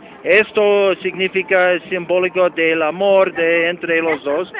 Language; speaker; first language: Spanish; non-native, learner; English